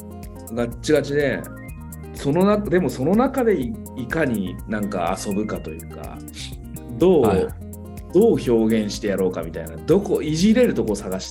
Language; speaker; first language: Japanese; native; Japanese